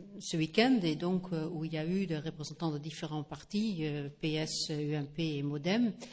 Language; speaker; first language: French; non-native, fluent; Dutch